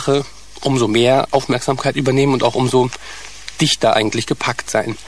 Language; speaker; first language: German; native; German